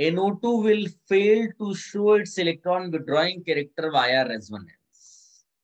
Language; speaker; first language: English; non-native, local second language; Hindi